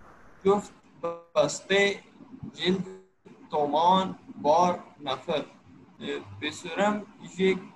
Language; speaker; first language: Persian; non-native, learner; Urdu